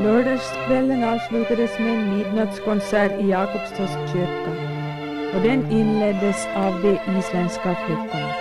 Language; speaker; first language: Swedish; native; Swedish